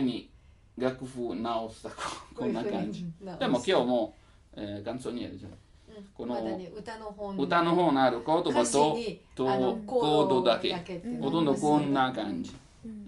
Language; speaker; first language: Japanese; non-native, learner; Italian